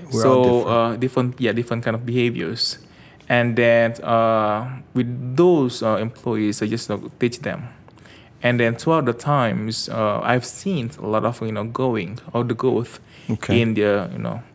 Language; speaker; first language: English; early bilingual, other home language; Indonesian